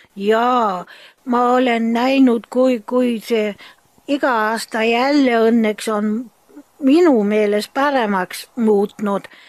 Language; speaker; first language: Estonian; early bilingual, heritage; German